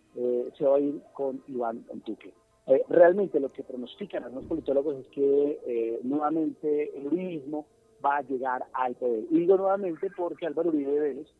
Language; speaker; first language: Spanish; native; Spanish